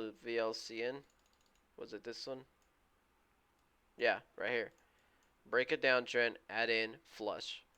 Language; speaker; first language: English; native; English